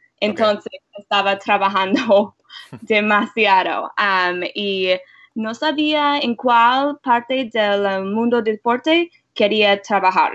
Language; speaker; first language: Spanish; non-native, learner; English